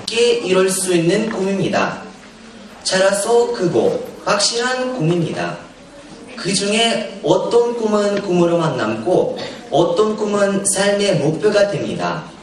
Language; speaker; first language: Korean; non-native, learner; Russian